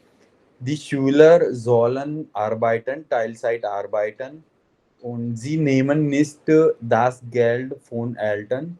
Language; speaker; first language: German; non-native, fluent; Hindi